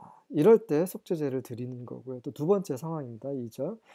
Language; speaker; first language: Korean; native; Korean